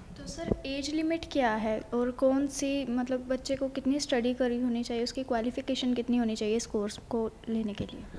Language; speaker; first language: Hindi; non-native, local second language; Punjabi